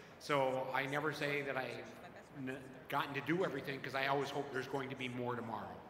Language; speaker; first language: English; native; English